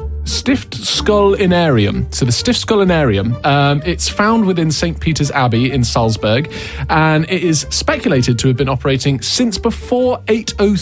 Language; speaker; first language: English; native; English